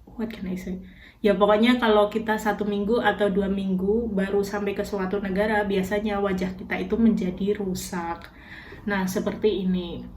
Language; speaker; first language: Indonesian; native; Indonesian